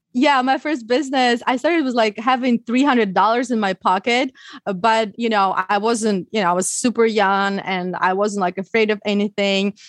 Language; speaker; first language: English; non-native, fluent; Ukrainian